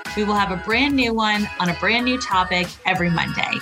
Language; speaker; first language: English; native; English